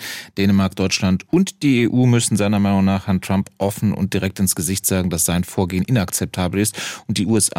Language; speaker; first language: German; native; German